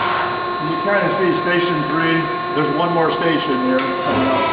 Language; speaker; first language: English; native; English